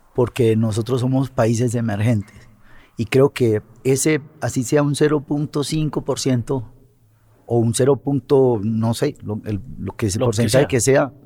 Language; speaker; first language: Spanish; native; Spanish